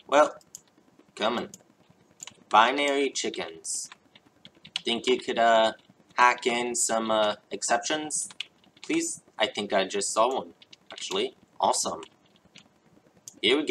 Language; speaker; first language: English; native; English